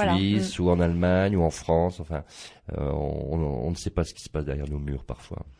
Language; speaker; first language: French; native; French